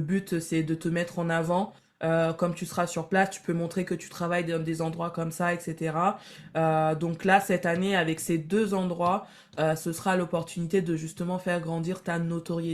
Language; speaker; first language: French; native; French